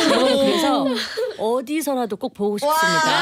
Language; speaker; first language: Korean; native; Korean